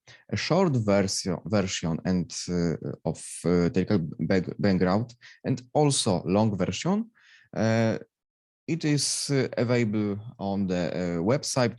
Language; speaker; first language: English; non-native, fluent; Polish